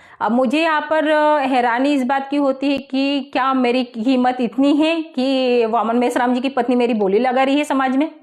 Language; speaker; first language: Hindi; non-native, local second language; Marathi